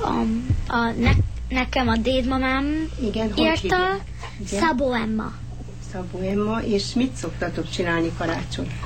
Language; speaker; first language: Hungarian; early bilingual, heritage; Hungarian